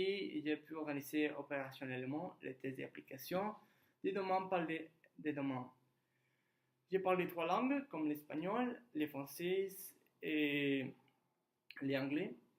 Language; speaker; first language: French; non-native, learner; Spanish